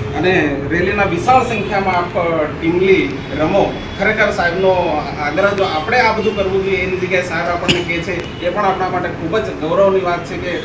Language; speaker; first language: Gujarati; native; Gujarati